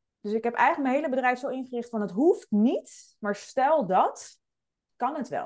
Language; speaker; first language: Dutch; native; Dutch